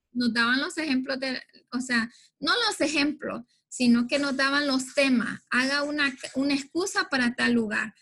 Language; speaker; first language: Spanish; native; Spanish